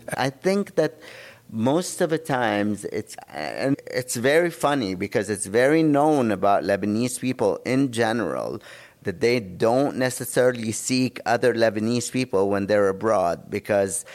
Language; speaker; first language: English; non-native, fluent; Arabic